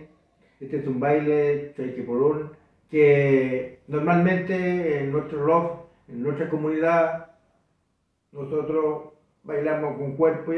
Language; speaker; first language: Spanish; non-native, local second language; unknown